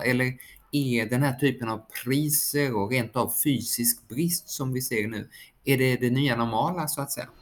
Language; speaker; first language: Swedish; native; Swedish